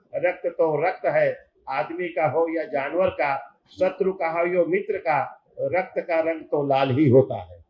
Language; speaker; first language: Hindi; native; Hindi